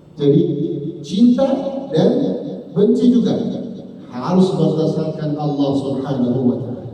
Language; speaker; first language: Indonesian; non-native, learner; Arabic